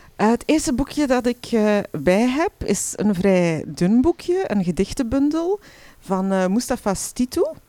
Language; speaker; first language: Dutch; early bilingual, other home language; Arabic